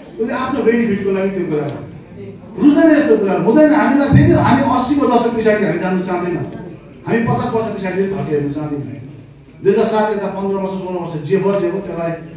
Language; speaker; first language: Nepali; native; Nepali